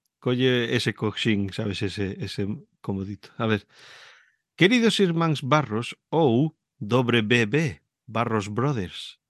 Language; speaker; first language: Galician; early bilingual, heritage; Galician